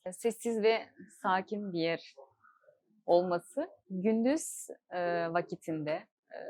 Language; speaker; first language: Turkish; non-native, fluent; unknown